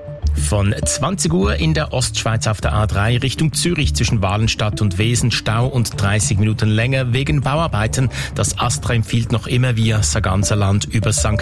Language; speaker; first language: German; native; German